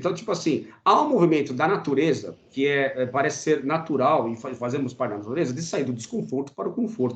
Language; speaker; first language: Portuguese; native; Portuguese